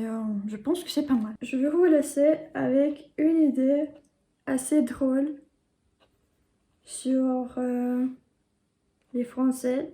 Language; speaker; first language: French; non-native, learner; English